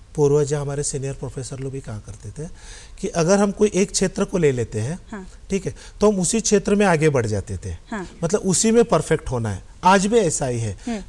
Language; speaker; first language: Hindi; non-native, local second language; Kannada